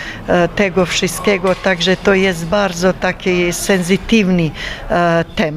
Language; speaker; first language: Polish; non-native, fluent; Bosnian